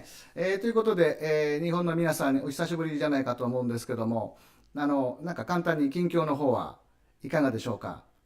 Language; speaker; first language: Japanese; native; Japanese